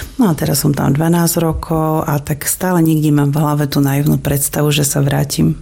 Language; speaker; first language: Slovak; native; Slovak